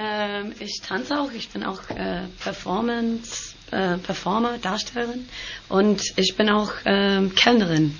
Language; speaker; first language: German; non-native, learner; English